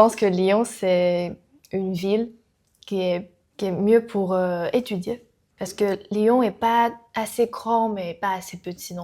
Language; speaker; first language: French; non-native, learner; Chinese